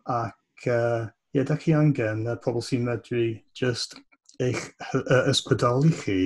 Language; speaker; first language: Welsh; non-native, fluent; English